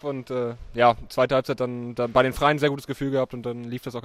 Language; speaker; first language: German; native; German